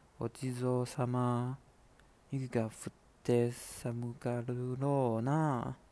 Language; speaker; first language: Japanese; non-native, learner; Chinese